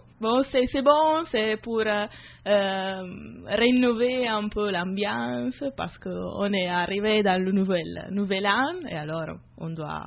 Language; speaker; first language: French; non-native, learner; Italian